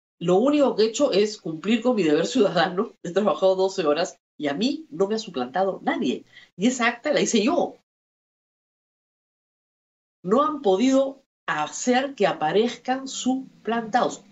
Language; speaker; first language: Spanish; native; Spanish